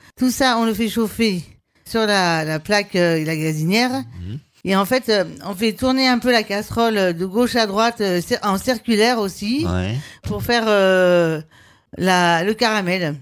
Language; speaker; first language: French; native; French